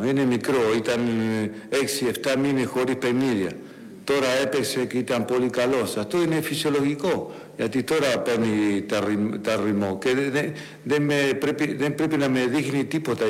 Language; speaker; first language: Greek; non-native, learner; Spanish